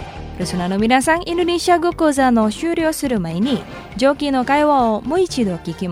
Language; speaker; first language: Japanese; non-native, fluent; Indonesian